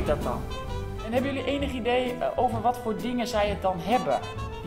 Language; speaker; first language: Dutch; native; Dutch